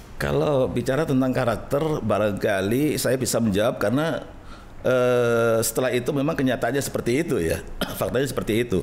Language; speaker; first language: Indonesian; native; Indonesian